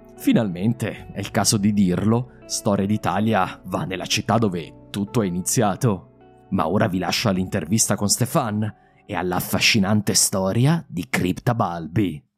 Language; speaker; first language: Italian; native; Italian